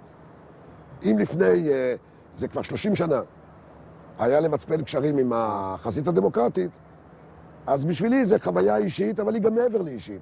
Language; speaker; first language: Hebrew; native; Hebrew